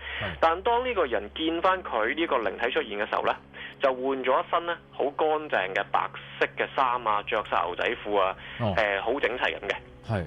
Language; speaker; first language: Cantonese; native; Cantonese